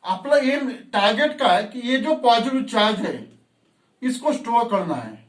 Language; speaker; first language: Hindi; non-native, local second language; Marathi